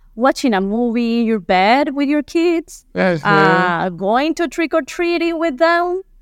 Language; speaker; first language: English; non-native, fluent; Spanish